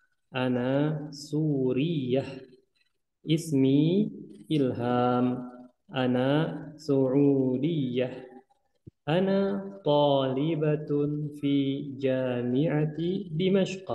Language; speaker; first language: Arabic; non-native, fluent; Indonesian